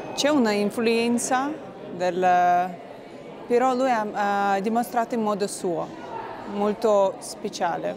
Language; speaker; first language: Italian; non-native, fluent; Albanian